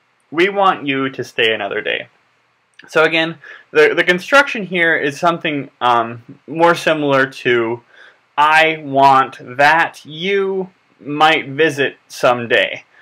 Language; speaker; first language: English; native; English